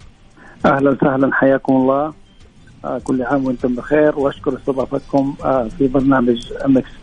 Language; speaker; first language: Arabic; native; Arabic